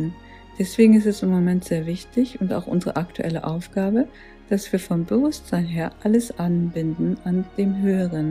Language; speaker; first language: German; native; German